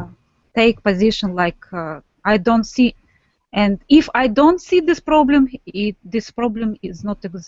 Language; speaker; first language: English; non-native, learner; Russian